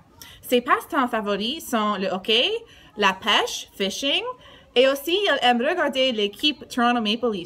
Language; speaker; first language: French; non-native, learner; English